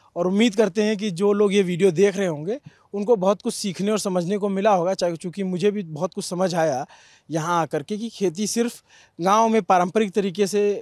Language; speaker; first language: Hindi; native; Hindi